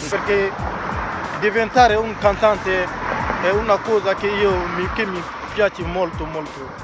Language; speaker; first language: Italian; non-native, learner; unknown